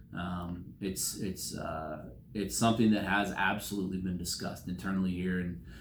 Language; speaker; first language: English; native; English